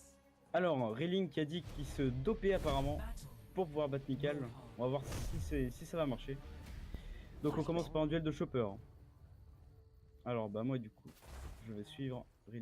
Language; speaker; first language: French; native; French